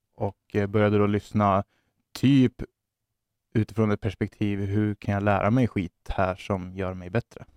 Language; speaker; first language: Swedish; native; Swedish